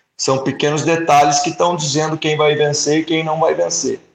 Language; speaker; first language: Portuguese; native; Portuguese